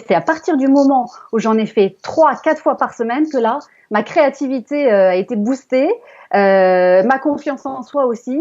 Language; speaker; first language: French; native; French